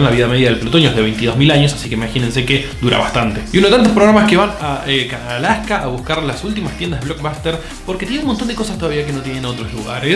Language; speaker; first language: Spanish; native; Spanish